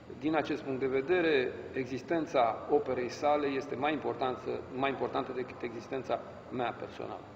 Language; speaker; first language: Romanian; early bilingual, heritage; Romanian